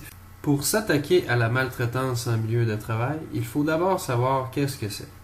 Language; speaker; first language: French; native; French